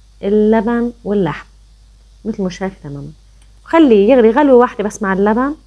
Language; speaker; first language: Arabic; native; Arabic